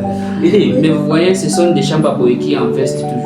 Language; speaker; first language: French; non-native, learner; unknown